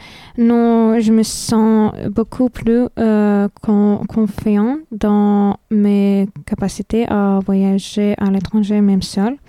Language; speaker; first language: French; non-native, fluent; Lithuanian